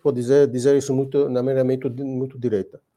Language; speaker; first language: Portuguese; non-native, learner; Hebrew